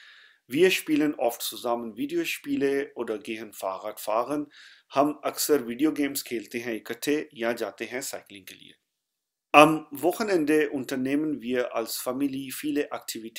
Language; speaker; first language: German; non-native, fluent; Urdu